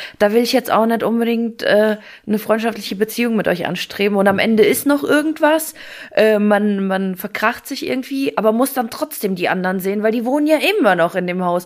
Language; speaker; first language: German; early bilingual, other home language; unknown